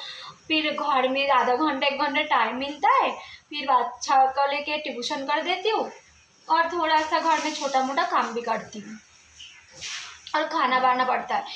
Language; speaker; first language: Hindi; non-native, local second language; Bangla